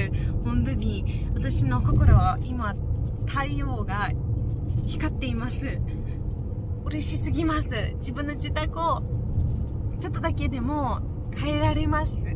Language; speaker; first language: Japanese; non-native, fluent; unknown